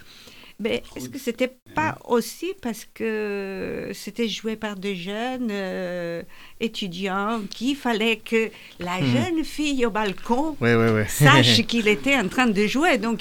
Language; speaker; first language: French; non-native, fluent; Portuguese